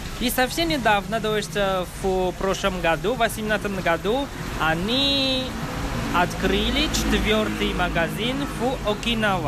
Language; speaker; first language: Russian; non-native, learner; Chinese